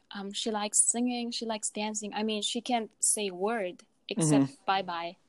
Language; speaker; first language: English; non-native, fluent; Mongolian